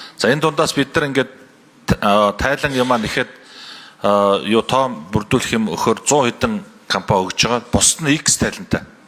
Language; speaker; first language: Mongolian; native; Mongolian